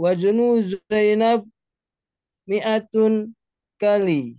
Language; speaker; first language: Arabic; non-native, learner; Indonesian